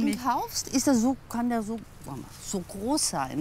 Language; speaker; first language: German; native; German